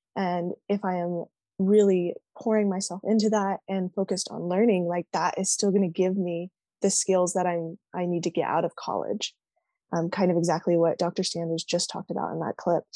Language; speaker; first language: English; native; English